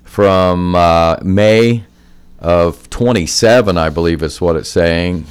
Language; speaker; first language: English; native; English